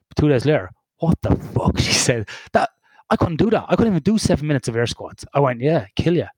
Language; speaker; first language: English; native; English